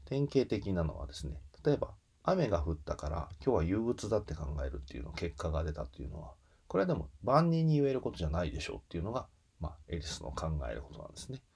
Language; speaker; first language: Japanese; native; Japanese